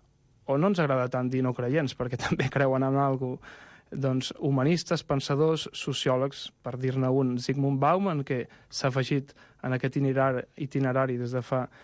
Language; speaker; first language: Catalan; native; Catalan